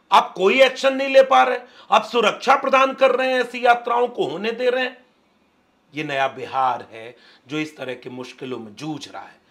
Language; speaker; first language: Hindi; native; Hindi